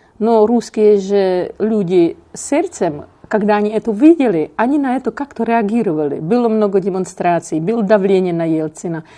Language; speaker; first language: Russian; non-native, fluent; Czech